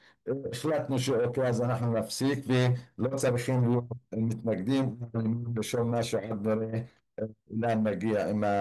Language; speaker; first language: Hebrew; non-native, local second language; Arabic